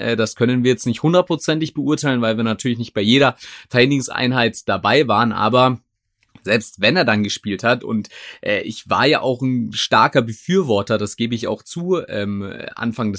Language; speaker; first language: German; native; German